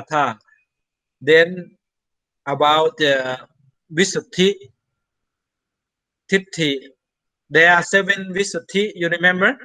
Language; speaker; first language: English; non-native, fluent; Thai